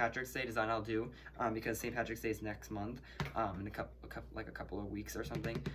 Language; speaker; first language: English; native; English